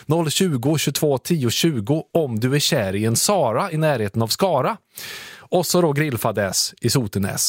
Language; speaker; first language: Swedish; native; Swedish